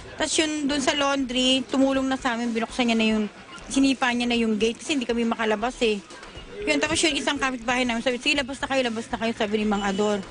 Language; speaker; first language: Filipino; native; Filipino